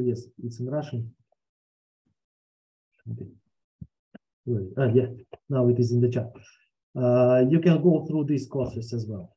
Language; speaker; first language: English; non-native, fluent; Russian